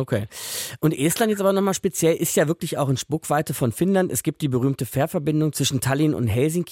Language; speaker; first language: German; native; German